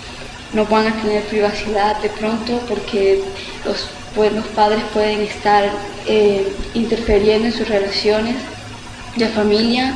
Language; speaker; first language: Spanish; early bilingual, heritage; Spanish